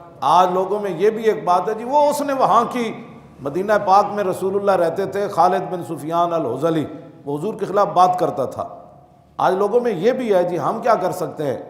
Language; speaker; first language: Urdu; non-native, local second language; Punjabi